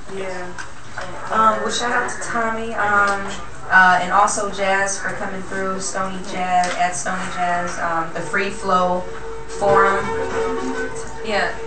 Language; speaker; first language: English; native; English